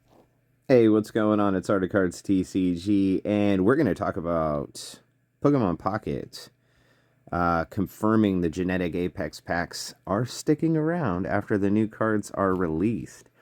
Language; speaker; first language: English; native; English